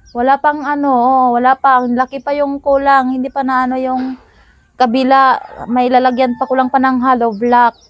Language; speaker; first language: Filipino; non-native, local second language; Cebuano